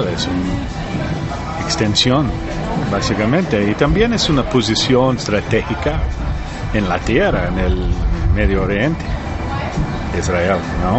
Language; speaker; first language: Spanish; non-native, learner; English